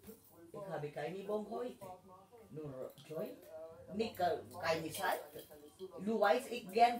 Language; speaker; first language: German; non-native, learner; Filipino